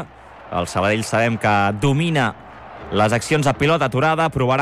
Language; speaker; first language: Catalan; native; Catalan